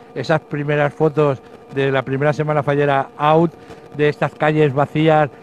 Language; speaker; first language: Spanish; native; Spanish